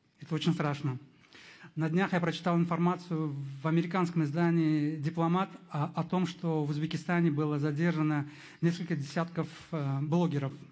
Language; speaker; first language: Russian; non-native, local second language; Uzbek